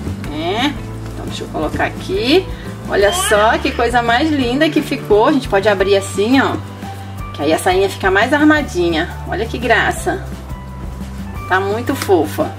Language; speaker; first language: Portuguese; native; Portuguese